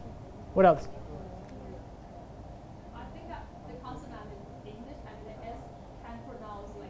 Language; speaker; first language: English; non-native, learner; Thai